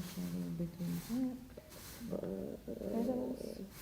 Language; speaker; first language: English; non-native, learner; Russian